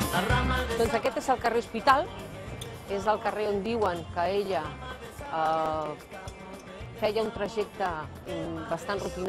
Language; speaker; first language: Catalan; native; Catalan